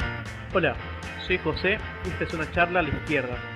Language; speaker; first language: Spanish; native; Spanish